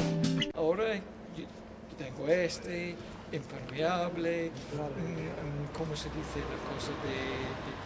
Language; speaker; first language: Spanish; non-native, learner; English